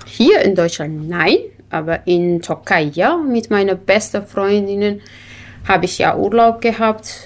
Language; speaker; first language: German; non-native, learner; Kurdish